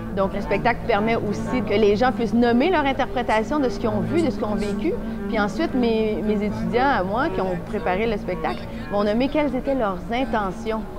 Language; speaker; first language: French; native; French